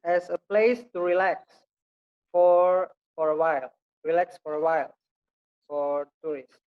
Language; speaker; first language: English; non-native, learner; Indonesian